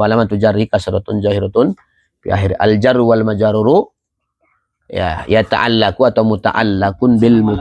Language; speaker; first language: Arabic; non-native, fluent; Indonesian